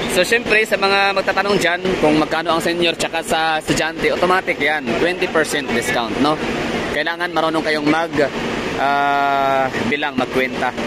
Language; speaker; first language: Filipino; non-native, local second language; Cebuano